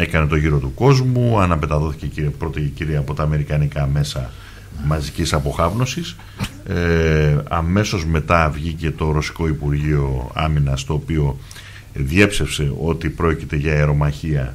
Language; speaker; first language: Greek; native; Greek